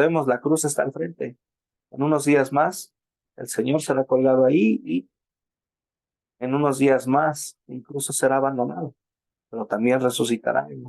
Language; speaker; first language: Spanish; native; Spanish